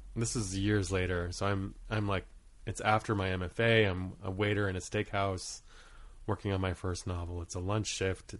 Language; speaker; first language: English; native; English